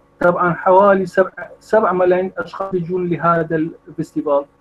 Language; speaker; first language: Arabic; non-native, fluent; Kurdish